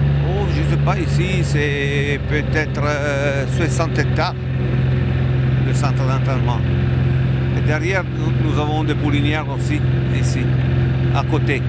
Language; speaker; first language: French; non-native, fluent; Italian